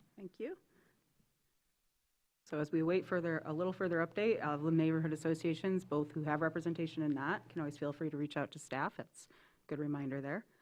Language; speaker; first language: English; native; English